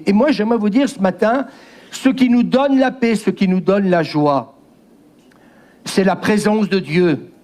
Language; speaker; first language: French; native; French